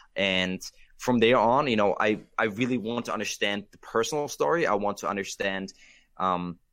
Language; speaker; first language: English; non-native, fluent; German